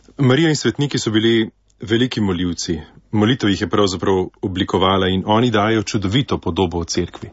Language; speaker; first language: Slovenian; native; Slovenian